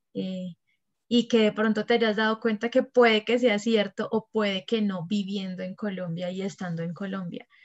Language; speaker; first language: Spanish; native; Spanish